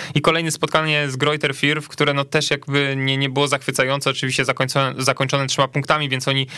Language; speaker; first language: Polish; native; Polish